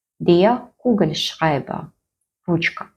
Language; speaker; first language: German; non-native, fluent; Ukrainian